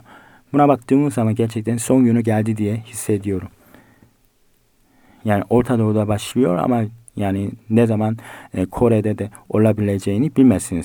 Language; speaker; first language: Turkish; non-native, fluent; Korean